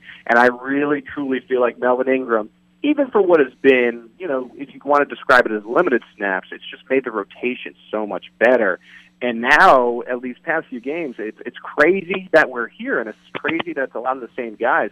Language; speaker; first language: English; native; English